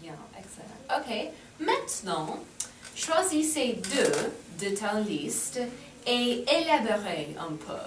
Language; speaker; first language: French; non-native, fluent; English